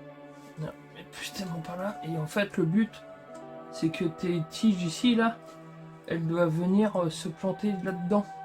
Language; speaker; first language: French; native; French